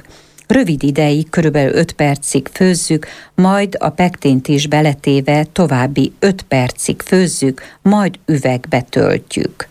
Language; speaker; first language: Hungarian; native; Hungarian